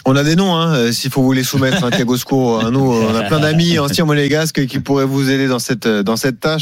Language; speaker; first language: French; native; French